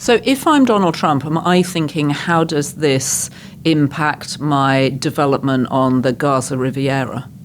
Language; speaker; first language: English; native; English